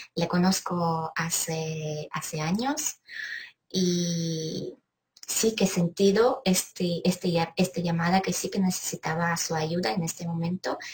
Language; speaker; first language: Spanish; non-native, fluent; Ukrainian